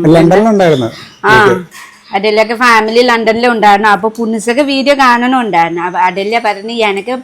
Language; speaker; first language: Malayalam; non-native, fluent; Nepali